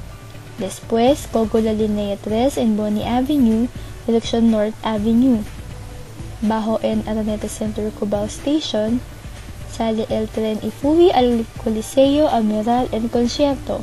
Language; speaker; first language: Spanish; non-native, learner; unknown